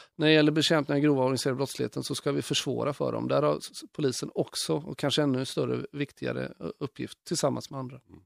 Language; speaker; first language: Swedish; native; Swedish